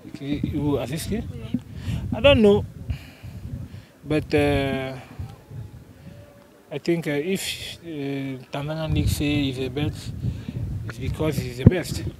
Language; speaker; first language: English; non-native, learner; French